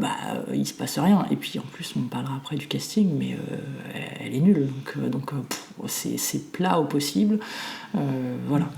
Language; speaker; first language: French; native; French